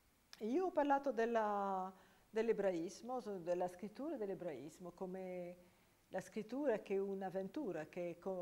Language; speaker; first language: Italian; non-native, fluent; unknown